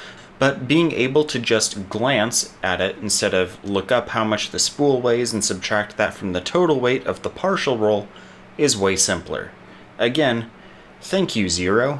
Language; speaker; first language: English; native; English